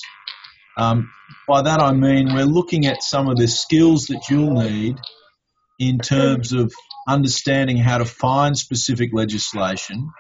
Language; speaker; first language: English; native; English